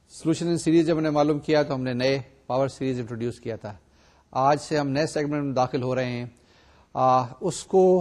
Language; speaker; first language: Urdu; native; Urdu